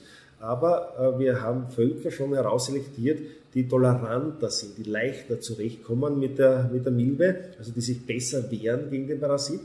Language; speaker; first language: German; native; German